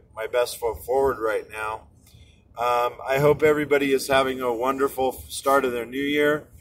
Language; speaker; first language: English; native; English